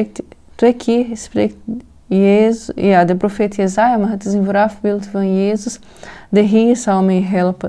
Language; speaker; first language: Dutch; non-native, fluent; Portuguese